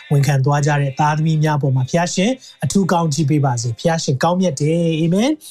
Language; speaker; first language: Burmese; native; Burmese